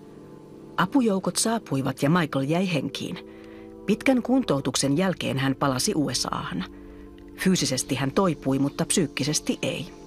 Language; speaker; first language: Finnish; native; Finnish